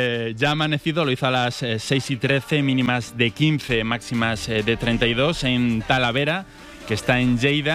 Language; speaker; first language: Spanish; native; Spanish